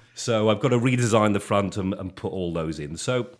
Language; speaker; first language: English; native; English